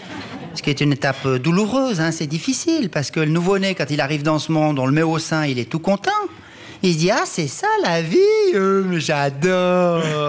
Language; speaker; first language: French; native; French